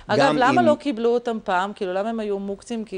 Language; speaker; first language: Hebrew; native; Hebrew